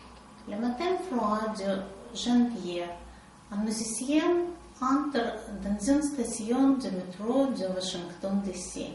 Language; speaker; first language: French; non-native, learner; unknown